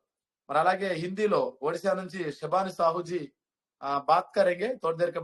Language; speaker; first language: Telugu; native; Telugu